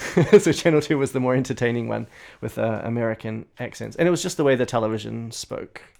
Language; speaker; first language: English; native; English